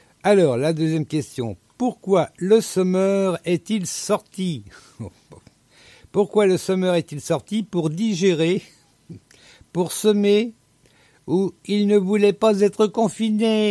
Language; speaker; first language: French; native; French